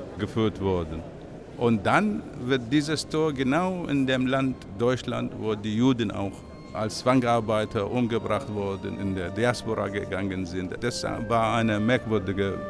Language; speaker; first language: German; non-native, fluent; Arabic